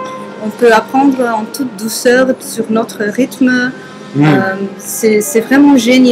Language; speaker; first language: French; non-native, fluent; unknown